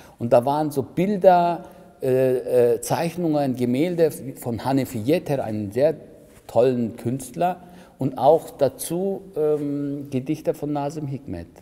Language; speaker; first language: German; early bilingual, other home language; Turkish